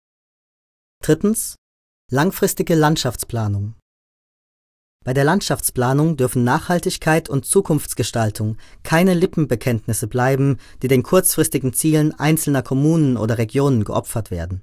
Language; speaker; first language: German; native; German